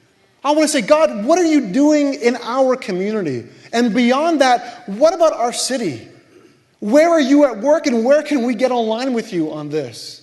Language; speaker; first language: English; native; English